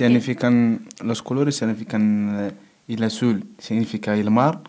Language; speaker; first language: Spanish; non-native, learner; Berber languages